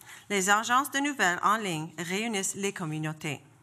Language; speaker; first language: French; non-native, local second language; English